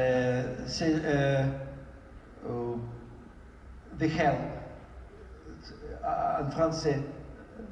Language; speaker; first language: French; non-native, fluent; Ukrainian